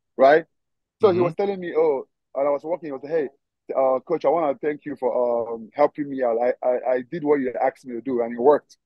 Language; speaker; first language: English; non-native, local second language; Igbo